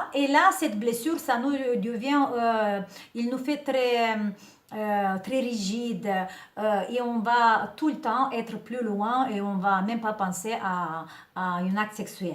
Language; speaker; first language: French; non-native, fluent; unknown